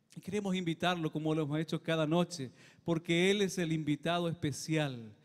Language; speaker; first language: Spanish; native; Spanish